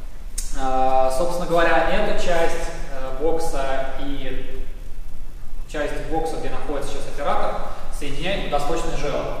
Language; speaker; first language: Russian; native; Russian